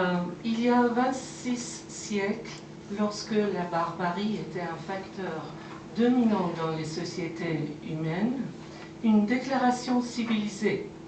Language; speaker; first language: French; non-native, fluent; Persian